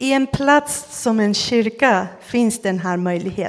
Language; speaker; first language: Swedish; non-native, fluent; Persian